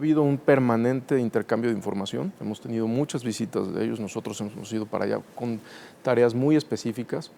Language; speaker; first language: Spanish; native; Spanish